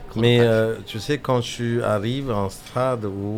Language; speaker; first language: French; non-native, fluent; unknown